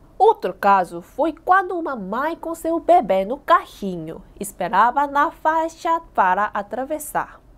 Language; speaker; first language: Portuguese; non-native, fluent; Korean